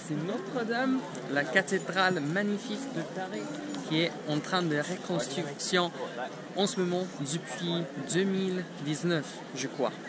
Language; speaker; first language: French; non-native, fluent; English